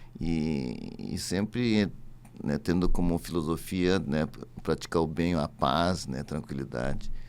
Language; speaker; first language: Portuguese; early bilingual, other home language; Japanese